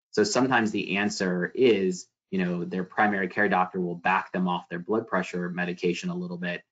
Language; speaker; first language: English; native; English